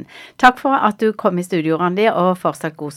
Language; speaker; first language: Norwegian; native; Norwegian